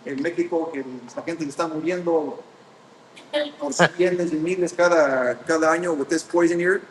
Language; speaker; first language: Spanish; early bilingual, heritage; Spanish